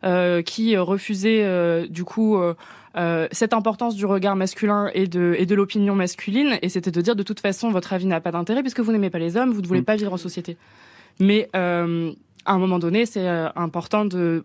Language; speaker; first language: French; native; French